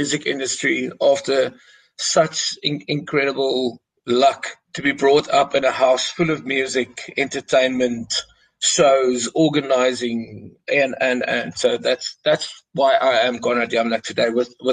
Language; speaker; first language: English; non-native, local second language; Afrikaans